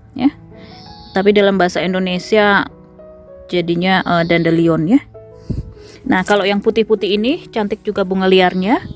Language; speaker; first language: Indonesian; native; Indonesian